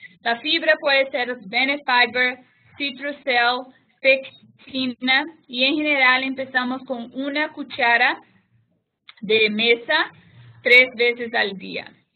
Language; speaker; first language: Spanish; non-native, fluent; Portuguese